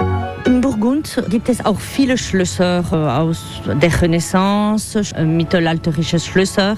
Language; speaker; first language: German; non-native, fluent; French